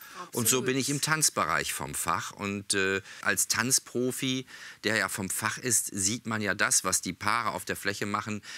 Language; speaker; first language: German; native; German